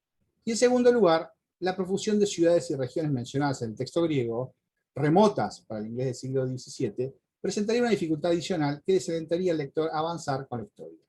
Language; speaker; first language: Spanish; native; Spanish